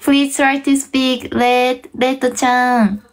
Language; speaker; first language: English; non-native, fluent; Japanese